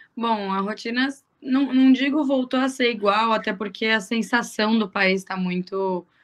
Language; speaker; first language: Portuguese; native; Portuguese